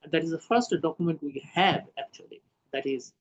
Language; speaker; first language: English; non-native, local second language; Hindi